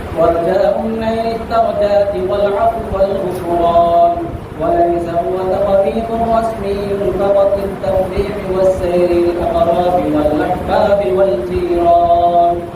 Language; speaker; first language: Arabic; non-native, fluent; Bangla